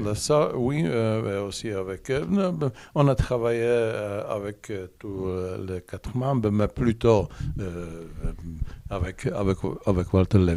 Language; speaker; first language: French; non-native, learner; Czech